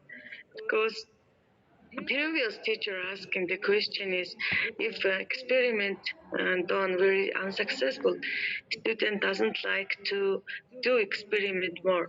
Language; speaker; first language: English; non-native, learner; Mongolian